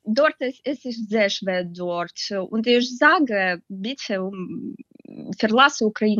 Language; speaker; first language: German; non-native, learner; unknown